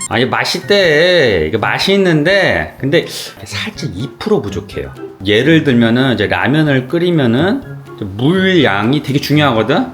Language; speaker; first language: Korean; native; Korean